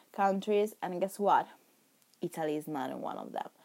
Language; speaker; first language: English; non-native, fluent; Italian